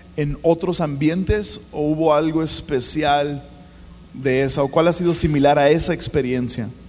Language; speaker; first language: Spanish; native; Spanish